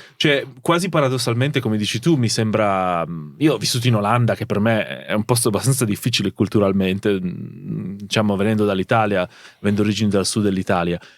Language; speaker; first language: Italian; native; Italian